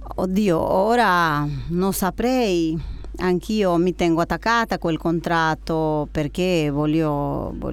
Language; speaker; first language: Italian; non-native, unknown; Spanish